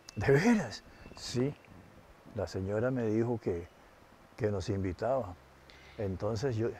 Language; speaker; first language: Spanish; native; Spanish